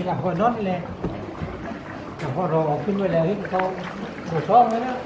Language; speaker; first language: Thai; native; Thai